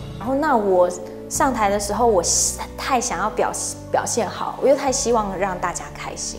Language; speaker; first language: Chinese; native; Chinese